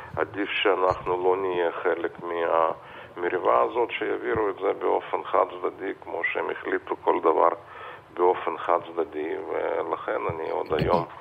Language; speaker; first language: Hebrew; non-native, fluent; Russian